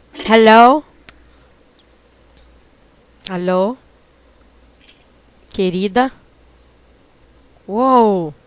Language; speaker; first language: Portuguese; native; Portuguese